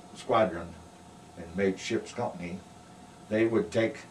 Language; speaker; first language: English; native; English